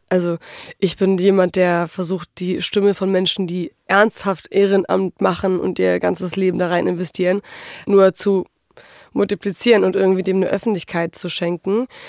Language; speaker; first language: German; early bilingual, other home language; Polish